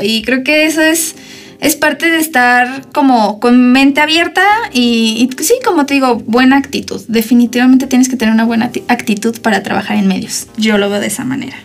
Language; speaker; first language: Spanish; native; Spanish